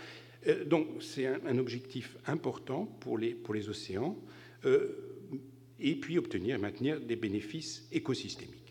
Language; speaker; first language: French; native; French